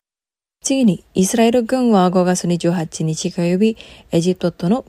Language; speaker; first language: Japanese; non-native, fluent; Indonesian